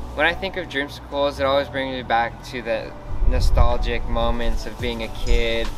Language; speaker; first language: English; native; English